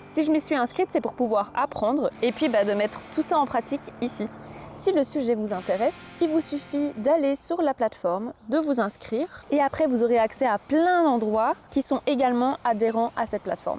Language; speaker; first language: French; native; French